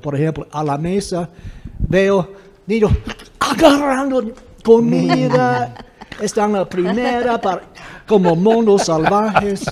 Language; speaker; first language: Spanish; non-native, fluent; English